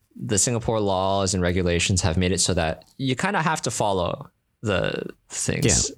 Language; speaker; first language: English; native; English